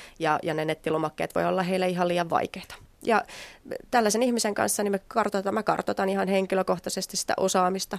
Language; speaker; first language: Finnish; native; Finnish